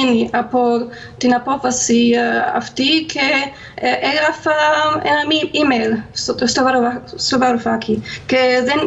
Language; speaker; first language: Greek; non-native, fluent; German